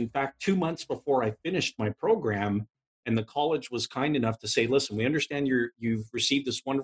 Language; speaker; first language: English; native; English